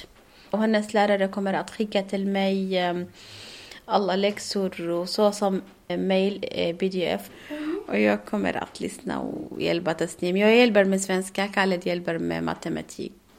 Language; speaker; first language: Swedish; non-native, learner; Arabic